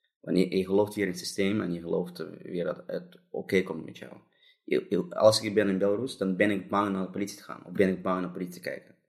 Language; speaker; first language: Dutch; non-native, fluent; Russian